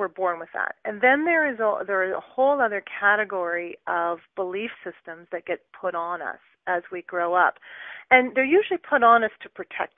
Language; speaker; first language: English; native; English